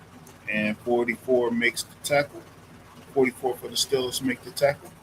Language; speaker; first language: English; native; English